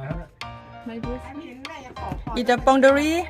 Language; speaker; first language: English; non-native, learner; Thai